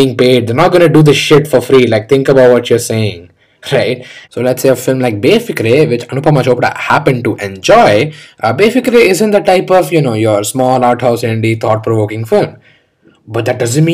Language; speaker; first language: English; non-native, local second language; Hindi